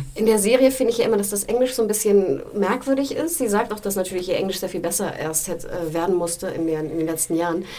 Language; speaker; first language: German; native; German